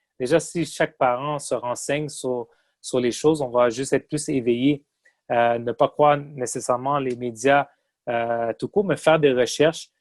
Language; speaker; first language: French; native; French